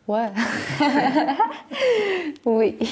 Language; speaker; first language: French; non-native, learner; Persian